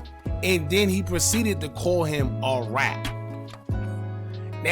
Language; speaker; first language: English; native; English